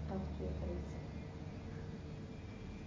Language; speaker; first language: Dutch; non-native, learner; Arabic